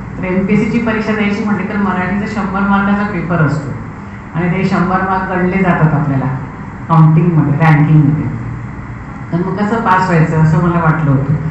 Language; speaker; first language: Marathi; non-native, local second language; Hindi